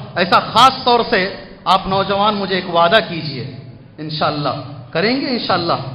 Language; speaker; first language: Urdu; native; Urdu